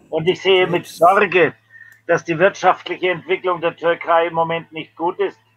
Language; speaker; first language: German; native; German